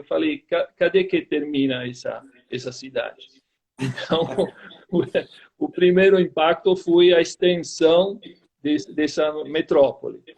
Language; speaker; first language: Portuguese; non-native, fluent; Italian